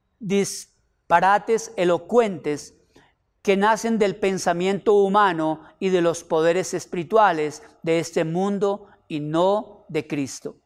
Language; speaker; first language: Spanish; native; Spanish